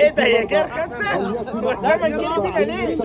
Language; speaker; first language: Arabic; native; Arabic